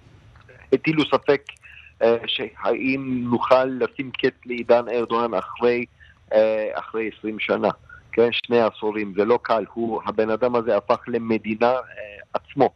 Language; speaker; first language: Hebrew; non-native, fluent; Turkish